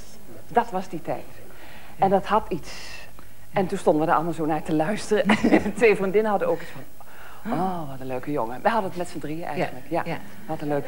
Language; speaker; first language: Dutch; native; Dutch